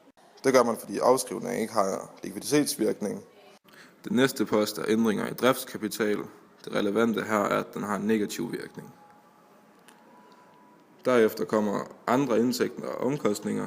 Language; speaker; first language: Danish; native; Danish